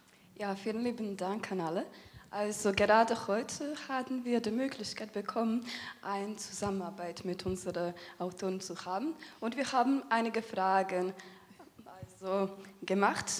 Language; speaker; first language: German; non-native, fluent; Serbian